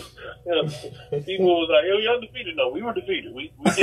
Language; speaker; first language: English; native; English